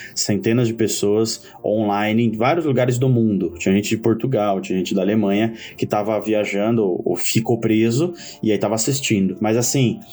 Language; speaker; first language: Portuguese; native; Portuguese